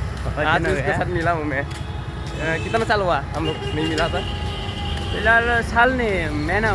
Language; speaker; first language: Hindi; non-native, local second language; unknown